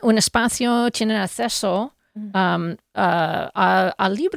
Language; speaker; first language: Spanish; non-native, fluent; English